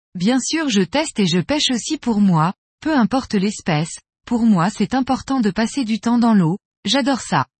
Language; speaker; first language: French; non-native, fluent; Spanish